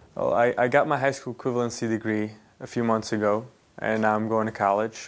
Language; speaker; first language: English; early bilingual, other home language; Yiddish